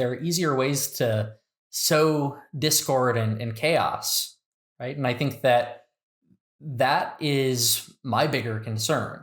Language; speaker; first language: English; native; English